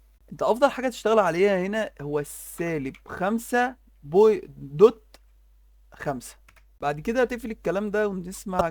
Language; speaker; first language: Arabic; native; Arabic